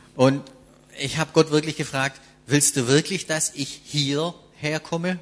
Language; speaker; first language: German; native; German